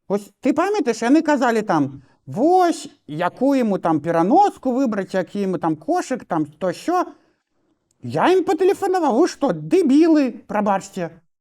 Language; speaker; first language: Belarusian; non-native, local second language; Russian